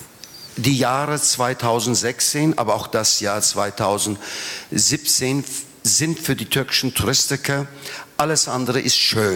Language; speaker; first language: German; non-native, fluent; Turkish